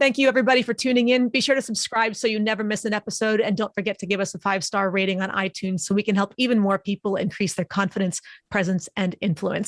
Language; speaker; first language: English; native; English